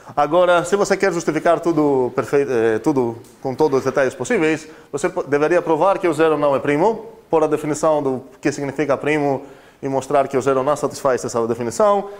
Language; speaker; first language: Portuguese; non-native, fluent; Greek